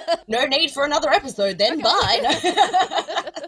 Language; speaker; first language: English; native; English